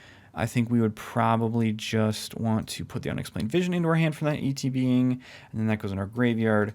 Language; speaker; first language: English; native; English